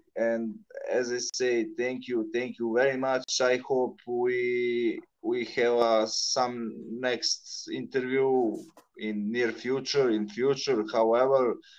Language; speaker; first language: English; non-native, learner; Serbian